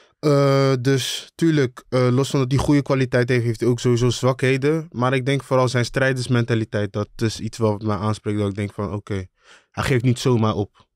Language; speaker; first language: Dutch; early bilingual, other home language; Akan